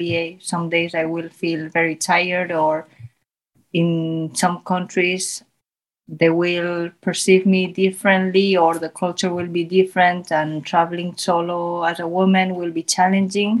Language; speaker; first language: English; non-native, fluent; Spanish